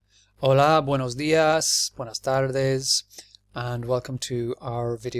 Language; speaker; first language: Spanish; non-native, fluent; English